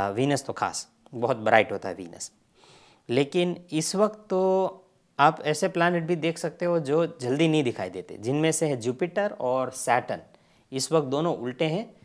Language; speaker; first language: Hindi; non-native, local second language; Gujarati